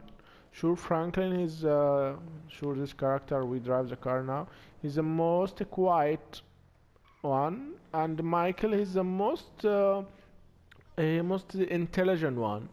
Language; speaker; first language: English; non-native, learner; Arabic